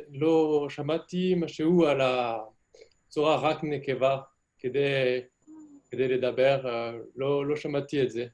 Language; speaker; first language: Hebrew; non-native, learner; French